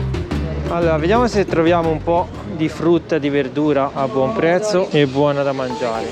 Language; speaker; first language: Italian; native; Italian